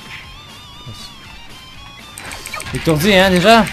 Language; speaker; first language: French; native; French